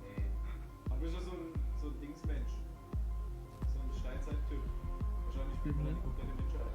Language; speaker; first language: German; native; German